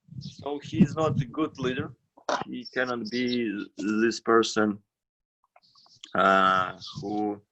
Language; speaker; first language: English; non-native, fluent; Russian